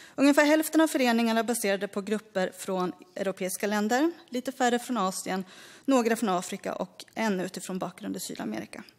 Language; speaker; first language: Swedish; early bilingual, other home language; Greek